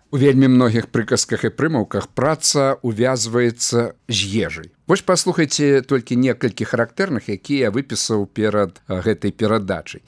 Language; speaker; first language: Belarusian; native; Belarusian